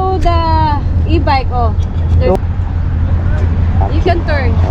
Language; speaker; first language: English; non-native, local second language; Cebuano